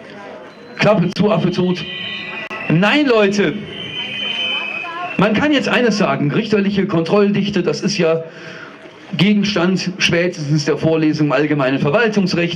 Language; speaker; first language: German; native; German